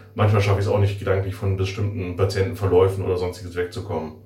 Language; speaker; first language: German; native; German